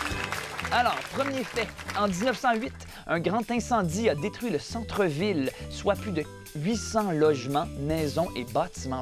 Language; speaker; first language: French; native; French